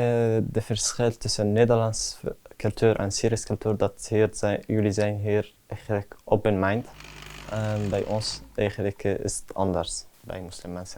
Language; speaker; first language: Dutch; early bilingual, other home language; Arabic